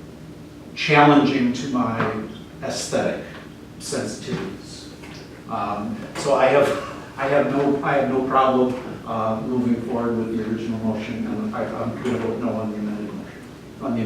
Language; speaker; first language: English; native; English